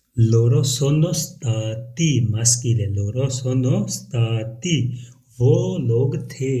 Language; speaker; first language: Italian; non-native, fluent; Urdu